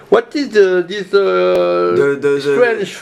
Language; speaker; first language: English; non-native, learner; French